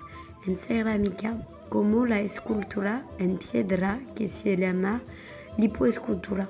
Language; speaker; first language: Spanish; non-native, learner; French